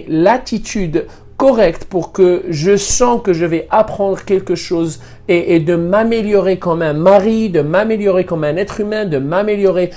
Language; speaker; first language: French; non-native, fluent; Spanish